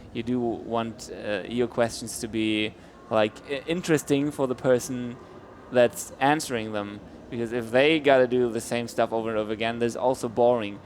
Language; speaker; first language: English; non-native, fluent; German